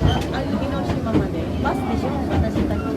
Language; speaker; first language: Japanese; non-native, fluent; Filipino